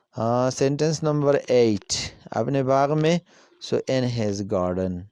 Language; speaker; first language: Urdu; non-native, local second language; Pashto